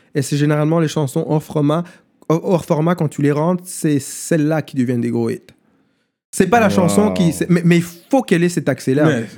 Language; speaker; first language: French; non-native, local second language; German